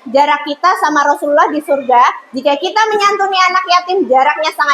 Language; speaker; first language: Indonesian; native; Indonesian